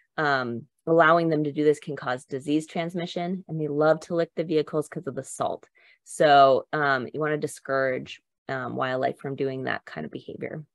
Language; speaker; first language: English; native; English